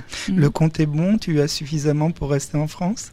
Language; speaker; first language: French; native; French